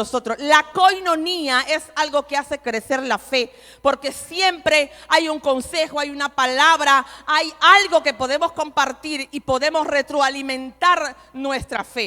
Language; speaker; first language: Spanish; native; Spanish